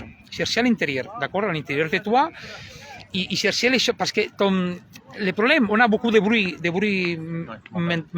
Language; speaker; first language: French; non-native, learner; Spanish